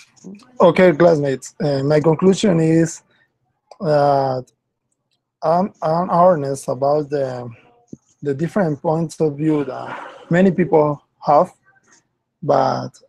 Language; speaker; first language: English; non-native, learner; Spanish